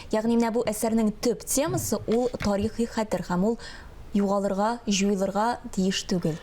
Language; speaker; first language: Tatar; native; Tatar